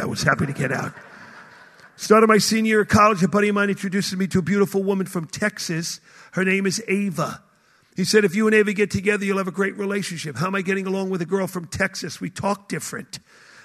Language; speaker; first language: English; native; English